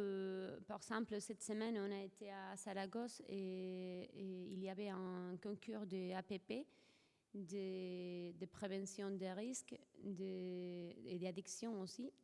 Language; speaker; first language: French; non-native, fluent; Spanish